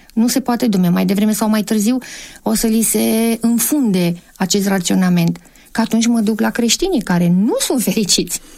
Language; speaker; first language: Romanian; native; Romanian